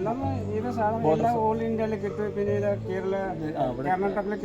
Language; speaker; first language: Malayalam; non-native, learner; Nepali